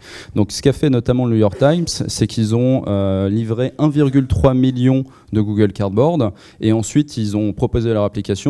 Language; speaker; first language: French; native; French